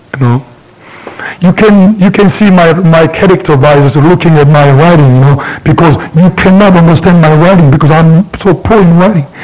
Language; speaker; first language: English; non-native, fluent; Korean